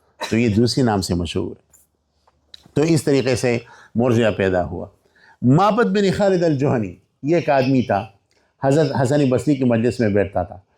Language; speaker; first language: Urdu; non-native, local second language; Pashto